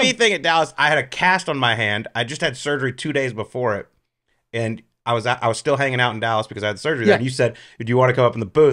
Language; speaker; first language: English; native; English